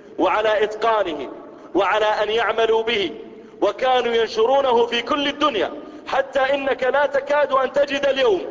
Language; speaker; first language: Arabic; native; Arabic